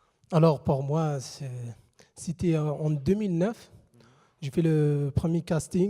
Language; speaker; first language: French; non-native, fluent; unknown